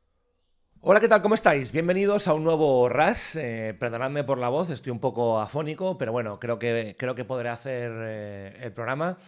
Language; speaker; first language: Spanish; native; Spanish